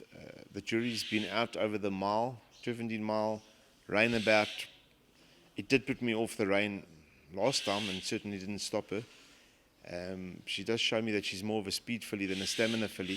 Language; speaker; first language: English; native; English